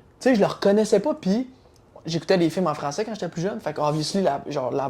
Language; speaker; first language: French; native; French